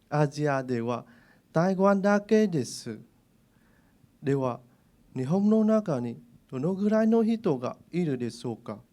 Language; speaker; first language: Japanese; non-native, learner; Vietnamese